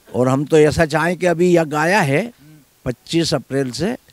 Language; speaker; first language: Hindi; native; Hindi